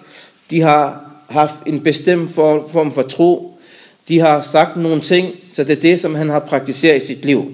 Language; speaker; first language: Danish; non-native, fluent; Arabic